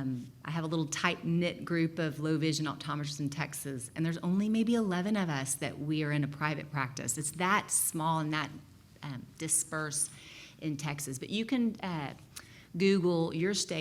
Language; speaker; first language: English; native; English